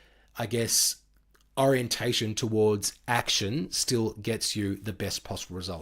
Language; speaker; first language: English; native; English